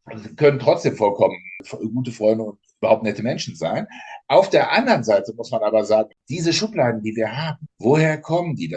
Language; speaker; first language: German; native; German